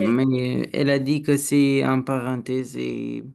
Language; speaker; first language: French; non-native, learner; Romanian